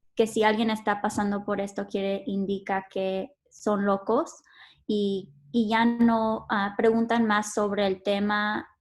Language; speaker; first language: Spanish; early bilingual, heritage; Spanish